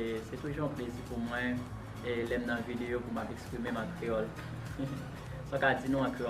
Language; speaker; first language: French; non-native, local second language; Haitian Creole